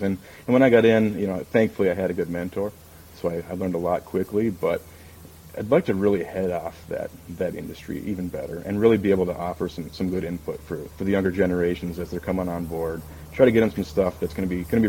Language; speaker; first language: English; native; English